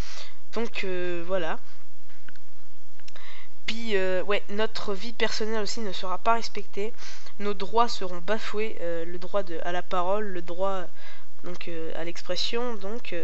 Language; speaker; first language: French; native; French